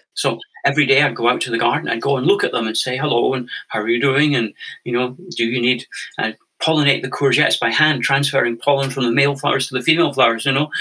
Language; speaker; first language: English; native; English